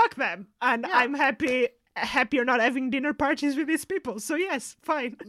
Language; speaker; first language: English; non-native, fluent; Portuguese